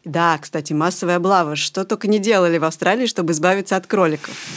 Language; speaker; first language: Russian; native; Russian